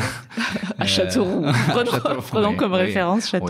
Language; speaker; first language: French; native; French